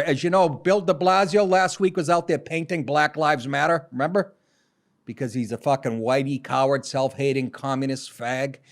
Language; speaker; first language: English; native; English